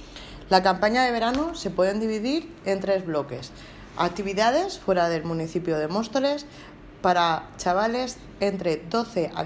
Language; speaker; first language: Spanish; native; Spanish